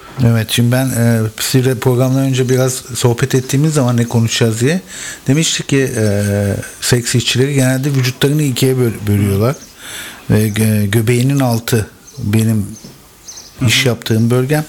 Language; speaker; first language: Turkish; native; Turkish